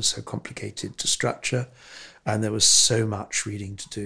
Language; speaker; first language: English; native; English